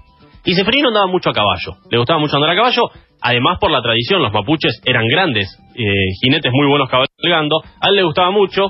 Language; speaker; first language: Spanish; native; Spanish